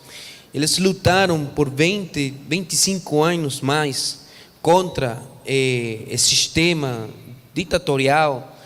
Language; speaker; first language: Portuguese; non-native, fluent; Spanish